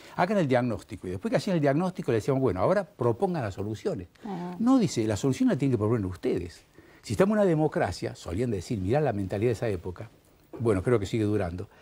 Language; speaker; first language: Spanish; native; Spanish